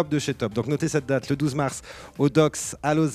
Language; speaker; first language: French; native; French